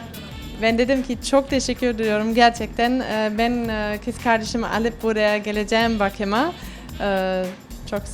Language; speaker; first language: Turkish; early bilingual, heritage; Turkish